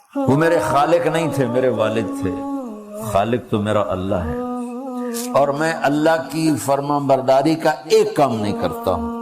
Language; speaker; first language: Urdu; non-native, local second language; Punjabi